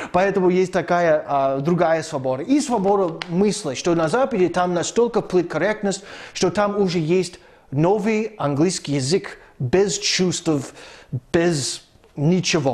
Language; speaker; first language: Russian; non-native, fluent; English